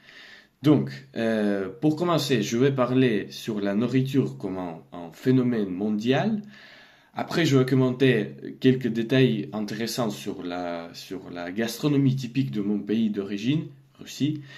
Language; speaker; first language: French; non-native, learner; Russian